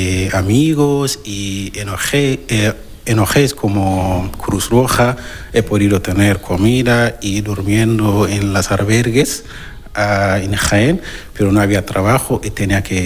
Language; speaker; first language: Spanish; non-native, learner; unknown